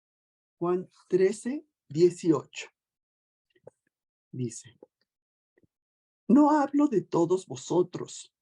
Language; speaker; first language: Spanish; native; Spanish